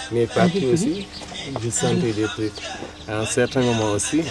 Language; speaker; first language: French; non-native, local second language; Wolof